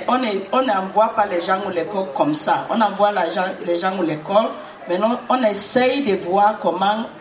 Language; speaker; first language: French; non-native, learner; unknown